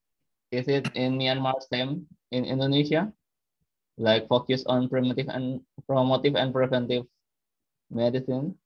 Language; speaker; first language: English; non-native, learner; Indonesian